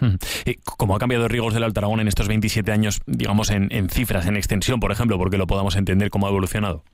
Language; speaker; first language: Spanish; native; Spanish